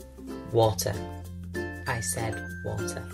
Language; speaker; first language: English; native; English